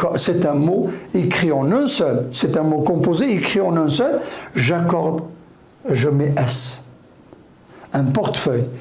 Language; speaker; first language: French; non-native, local second language; Arabic